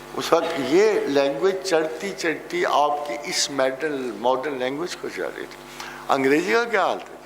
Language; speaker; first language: Urdu; non-native, local second language; Punjabi